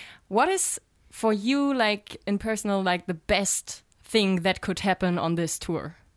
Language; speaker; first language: English; non-native, fluent; German